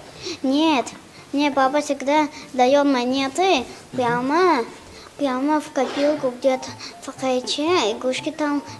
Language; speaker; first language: Russian; non-native, local second language; Tajik